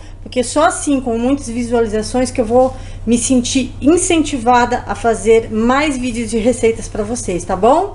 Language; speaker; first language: Portuguese; native; Portuguese